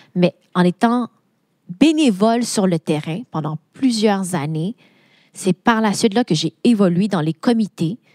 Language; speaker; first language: French; native; French